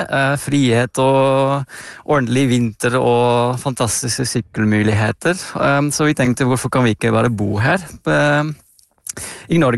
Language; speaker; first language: Norwegian; non-native, fluent; Dutch